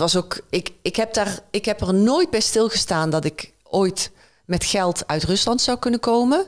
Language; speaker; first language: Dutch; native; Dutch